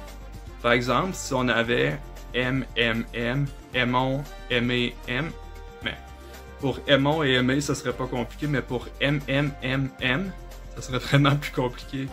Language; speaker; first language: French; native; French